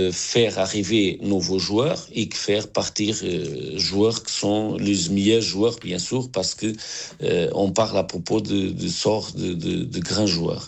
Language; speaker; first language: French; non-native, learner; Portuguese